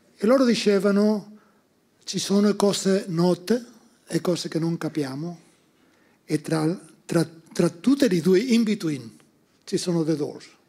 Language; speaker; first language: Italian; non-native, fluent; Spanish